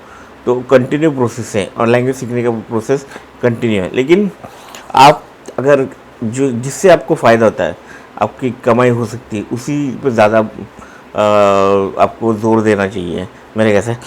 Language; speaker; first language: Hindi; non-native, local second language; Marathi